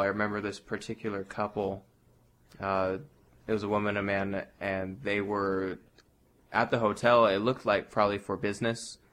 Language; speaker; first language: English; native; English